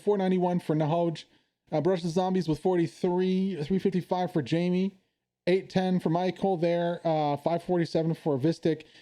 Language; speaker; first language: English; native; English